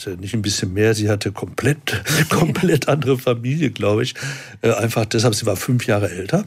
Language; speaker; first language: German; native; German